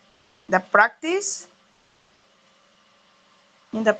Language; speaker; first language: English; non-native, learner; Spanish